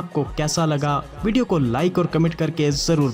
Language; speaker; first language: Urdu; native; Urdu